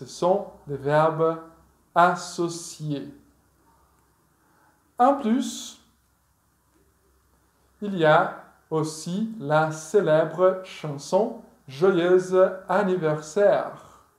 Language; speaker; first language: French; non-native, fluent; Portuguese